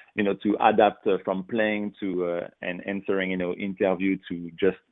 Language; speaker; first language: English; non-native, fluent; French